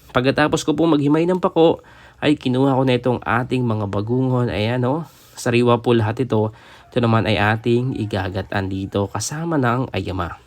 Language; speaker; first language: Filipino; native; Filipino